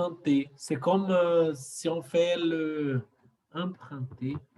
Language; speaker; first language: French; non-native, learner; Portuguese